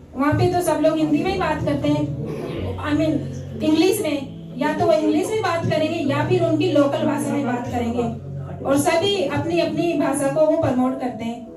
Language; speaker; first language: Hindi; native; Hindi